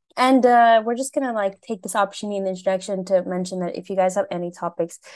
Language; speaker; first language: English; native; English